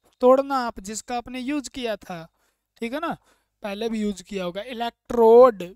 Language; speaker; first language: Hindi; native; Hindi